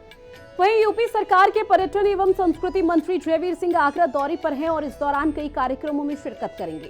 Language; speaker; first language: Hindi; native; Hindi